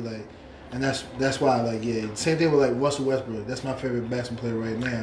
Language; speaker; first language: English; native; English